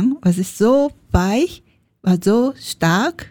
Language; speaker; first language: German; non-native, learner; Japanese